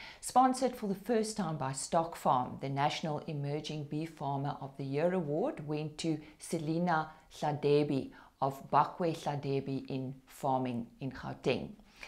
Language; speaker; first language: English; non-native, local second language; Afrikaans